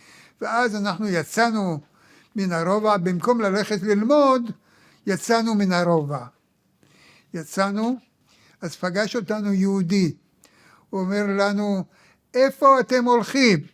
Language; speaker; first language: Hebrew; early bilingual, other home language; Arabic